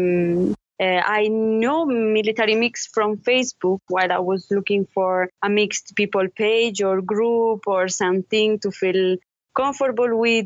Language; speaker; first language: English; non-native, learner; Italian